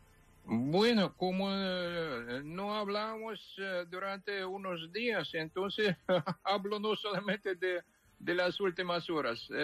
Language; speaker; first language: Spanish; non-native, fluent; Ukrainian